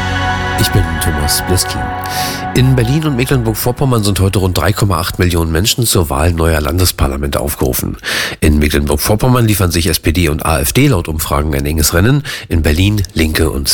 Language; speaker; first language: German; native; German